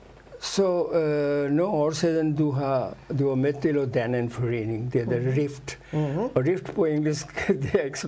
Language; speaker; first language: Danish; non-native, fluent; Urdu